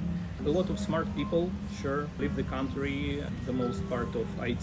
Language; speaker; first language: English; non-native, learner; Russian